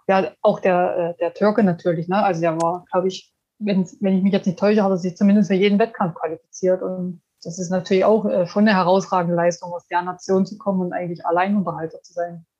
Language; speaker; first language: German; native; German